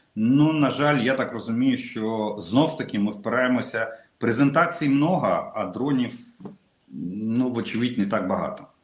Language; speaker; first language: Ukrainian; non-native, local second language; Russian